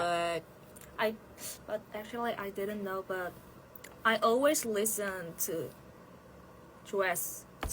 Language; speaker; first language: English; non-native, learner; Korean